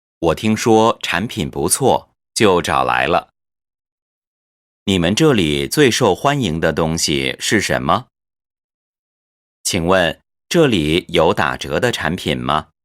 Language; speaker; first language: Chinese; non-native, fluent; Korean